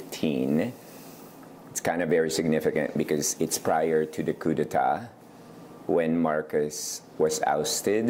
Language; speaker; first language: English; non-native, local second language; Iloko